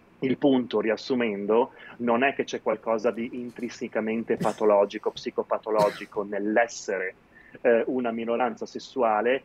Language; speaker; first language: Italian; native; Italian